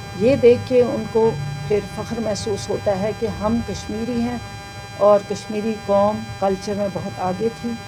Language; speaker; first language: Urdu; non-native, local second language; Kashmiri